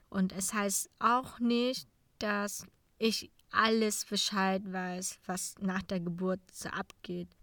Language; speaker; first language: German; non-native, fluent; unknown